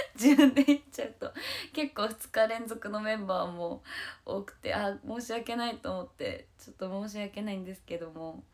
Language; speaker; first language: Japanese; native; Japanese